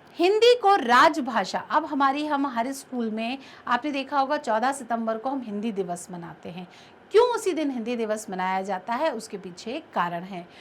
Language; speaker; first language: Hindi; native; Hindi